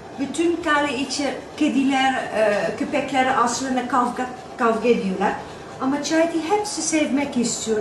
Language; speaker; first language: Turkish; non-native, fluent; Dutch